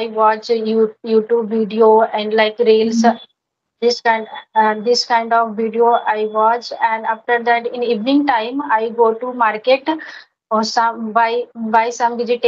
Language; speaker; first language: English; non-native, learner; Hindi